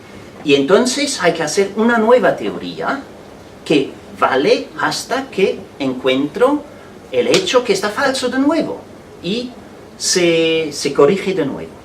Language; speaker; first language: Spanish; non-native, fluent; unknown